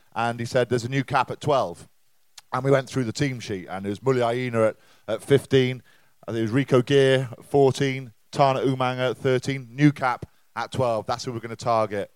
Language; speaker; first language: English; native; English